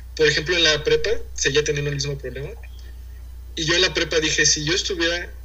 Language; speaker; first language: Spanish; early bilingual, heritage; Spanish